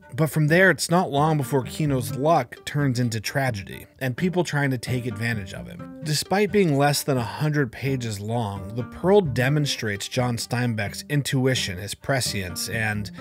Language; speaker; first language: English; native; English